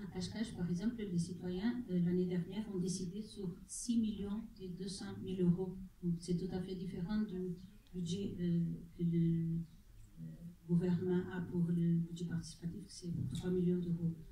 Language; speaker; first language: French; non-native, fluent; Portuguese